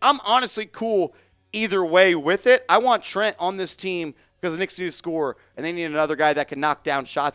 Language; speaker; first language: English; native; English